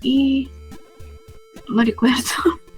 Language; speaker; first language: Spanish; non-native, fluent; Russian